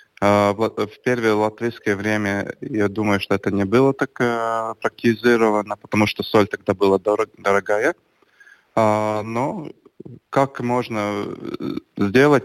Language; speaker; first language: Russian; non-native, local second language; Latvian